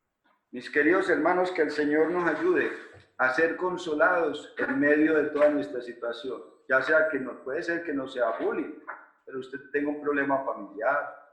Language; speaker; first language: Spanish; native; Spanish